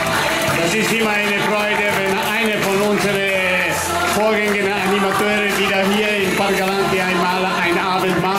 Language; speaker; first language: German; non-native, learner; Italian